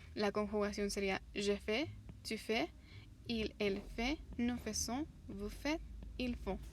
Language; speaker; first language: French; non-native, fluent; Spanish